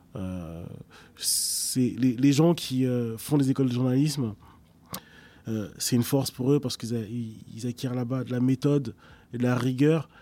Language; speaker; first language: French; early bilingual, other home language; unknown